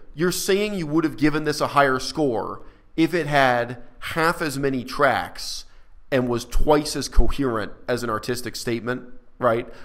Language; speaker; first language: English; native; English